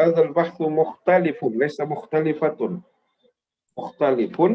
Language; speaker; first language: Arabic; non-native, fluent; Indonesian